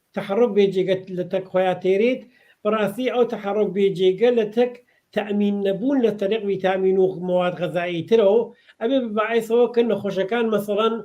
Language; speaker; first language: Central Kurdish; native; Central Kurdish